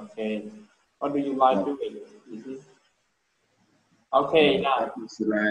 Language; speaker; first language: English; non-native, learner; Vietnamese